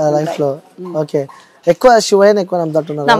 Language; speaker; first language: Telugu; native; Telugu